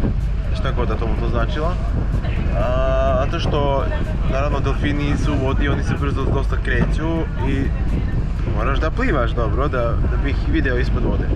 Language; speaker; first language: Bosnian; native; Bosnian